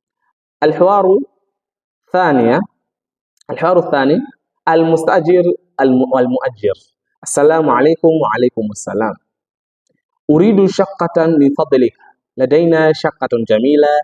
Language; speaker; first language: Arabic; non-native, fluent; Swahili